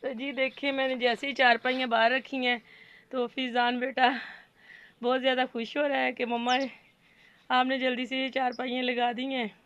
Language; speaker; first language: Urdu; non-native, local second language; Punjabi